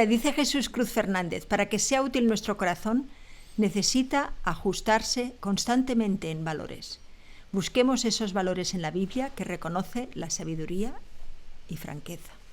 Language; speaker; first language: Spanish; native; Spanish